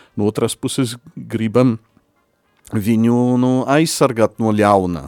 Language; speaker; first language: Latvian; non-native, fluent; Polish